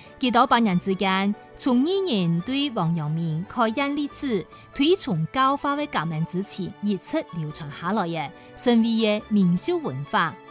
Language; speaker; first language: Chinese; non-native, local second language; Cantonese